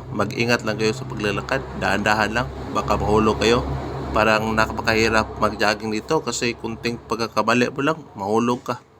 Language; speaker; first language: Filipino; non-native, local second language; Cebuano